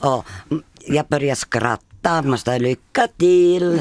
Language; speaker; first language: Swedish; non-native, learner; Finnish